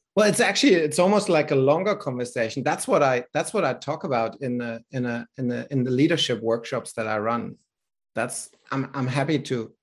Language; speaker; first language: English; non-native, fluent; German